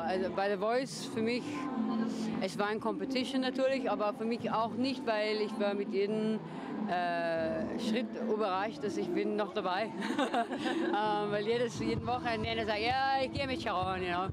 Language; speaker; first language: German; non-native, learner; English